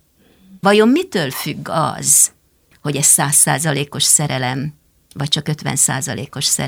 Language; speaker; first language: Hungarian; native; Hungarian